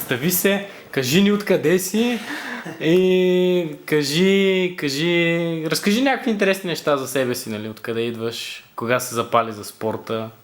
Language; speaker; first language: Bulgarian; native; Bulgarian